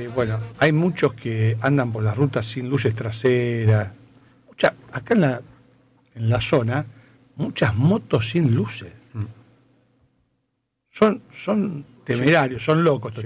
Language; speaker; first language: Spanish; native; Spanish